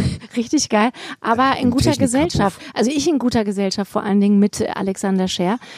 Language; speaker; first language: German; native; German